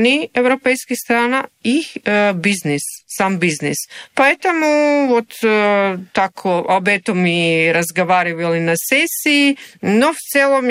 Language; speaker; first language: Russian; non-native, fluent; Serbian